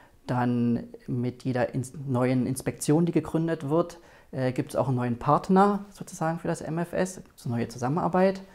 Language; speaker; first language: German; native; German